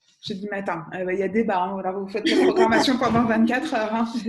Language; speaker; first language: French; native; French